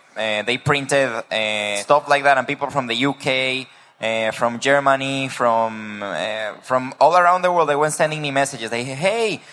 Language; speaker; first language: English; non-native, fluent; Spanish